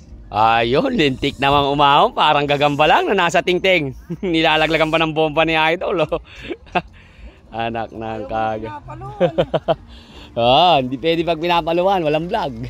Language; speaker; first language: Filipino; native; Filipino